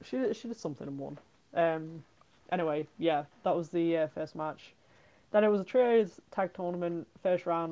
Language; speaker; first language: English; native; English